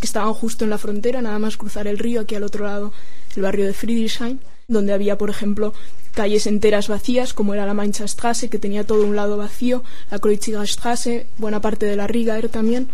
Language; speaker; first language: Spanish; native; Spanish